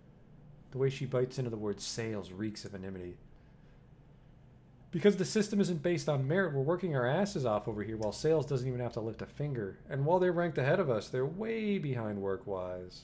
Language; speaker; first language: English; native; English